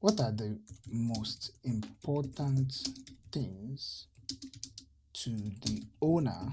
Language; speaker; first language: English; non-native, local second language; Yoruba